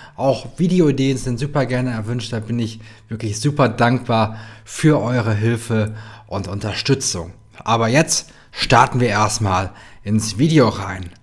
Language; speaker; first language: German; native; German